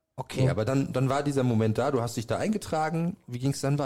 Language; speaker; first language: German; native; German